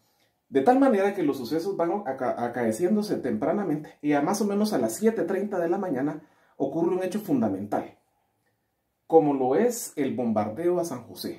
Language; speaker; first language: Spanish; native; Spanish